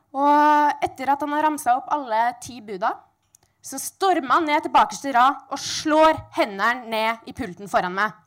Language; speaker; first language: Norwegian; native; Norwegian